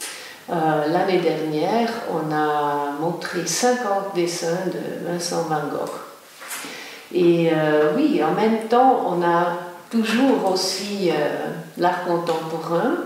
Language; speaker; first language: French; non-native, local second language; German